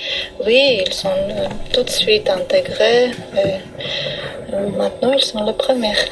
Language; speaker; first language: French; non-native, learner; Armenian